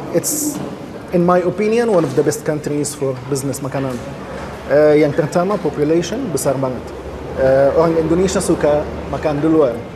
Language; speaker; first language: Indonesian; non-native, fluent; Arabic